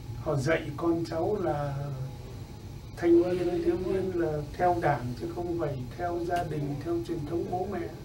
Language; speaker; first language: Vietnamese; native; Vietnamese